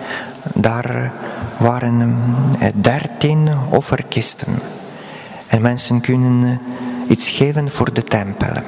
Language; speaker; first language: Dutch; non-native, fluent; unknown